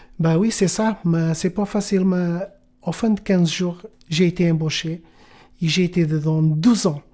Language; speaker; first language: French; non-native, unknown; Portuguese